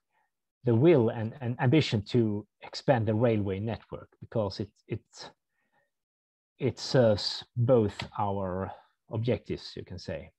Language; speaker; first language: English; non-native, fluent; Swedish